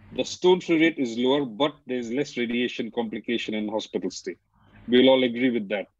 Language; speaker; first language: English; non-native, local second language; Hindi